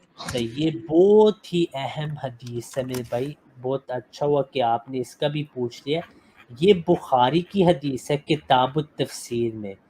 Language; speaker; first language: Urdu; native; Urdu